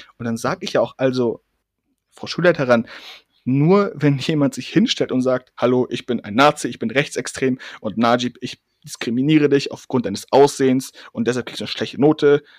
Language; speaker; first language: German; early bilingual, other home language; Persian